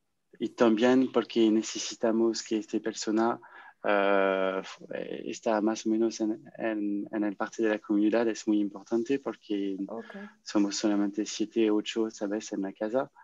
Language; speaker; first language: Spanish; non-native, learner; French